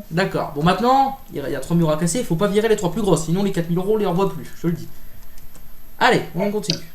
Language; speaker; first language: French; native; French